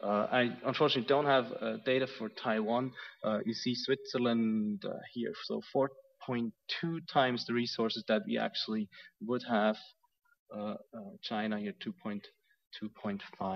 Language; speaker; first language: English; non-native, fluent; German